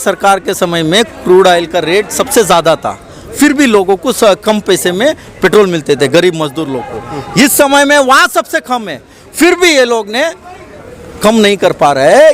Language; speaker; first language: Hindi; non-native, local second language; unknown